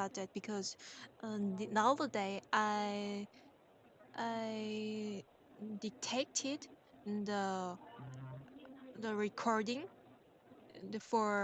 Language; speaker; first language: English; non-native, learner; Korean